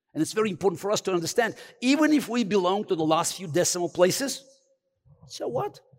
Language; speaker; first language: English; non-native, fluent; Azerbaijani